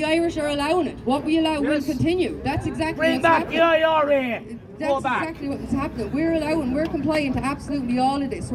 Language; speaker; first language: English; native; English